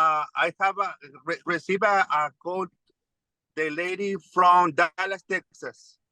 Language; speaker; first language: English; non-native, learner; Spanish